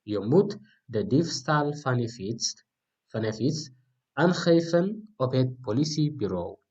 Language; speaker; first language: Dutch; non-native, fluent; Tigrinya